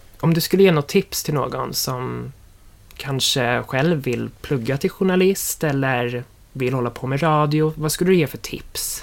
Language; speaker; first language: Swedish; native; Swedish